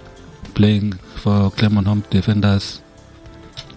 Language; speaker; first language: English; non-native, local second language; Zulu